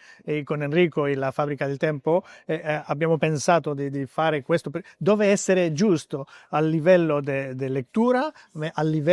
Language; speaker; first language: Italian; non-native, learner; French